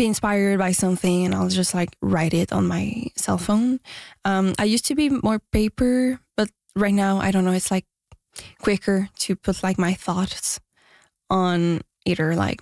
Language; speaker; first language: English; non-native, fluent; French